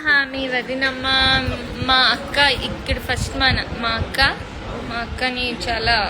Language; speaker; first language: Telugu; non-native, learner; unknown